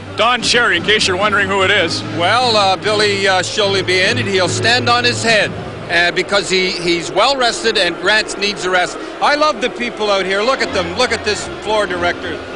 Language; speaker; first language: English; native; English